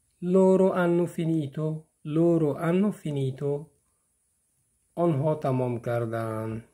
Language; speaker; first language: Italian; non-native, fluent; Persian